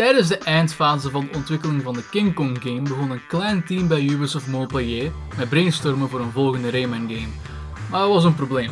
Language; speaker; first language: Dutch; native; Dutch